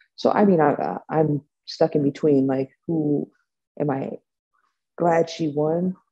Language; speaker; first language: English; native; English